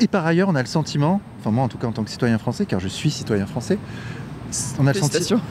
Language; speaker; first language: French; native; French